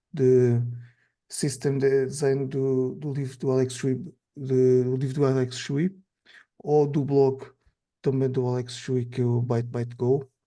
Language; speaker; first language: Portuguese; native; Portuguese